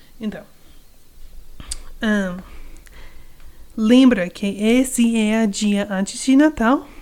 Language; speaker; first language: Portuguese; non-native, learner; English